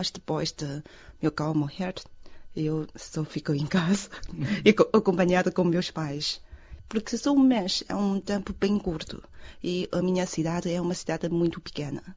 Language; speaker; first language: Portuguese; non-native, fluent; Chinese